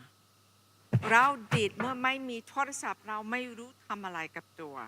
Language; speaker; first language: Thai; non-native, fluent; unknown